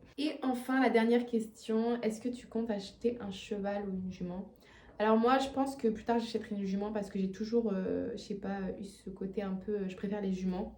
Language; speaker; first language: French; native; French